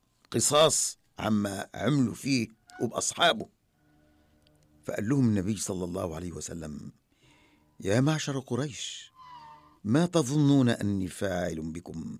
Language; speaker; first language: Arabic; native; Arabic